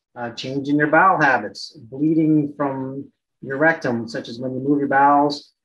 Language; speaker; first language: English; native; English